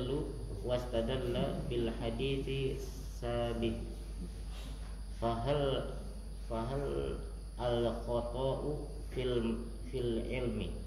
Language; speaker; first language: Arabic; non-native, learner; Indonesian